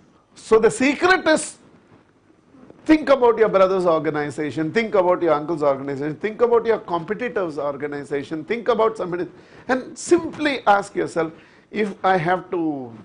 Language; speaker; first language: English; non-native, local second language; Tamil